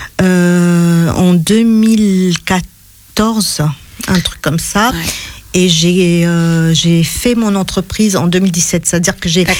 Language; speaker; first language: French; non-native, local second language; Arabic